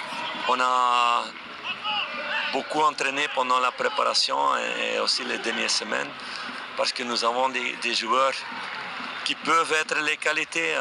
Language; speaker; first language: French; non-native, fluent; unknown